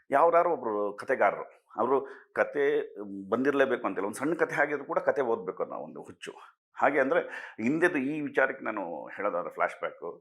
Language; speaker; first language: Kannada; native; Kannada